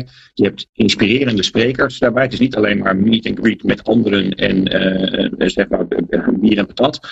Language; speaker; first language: Dutch; native; Dutch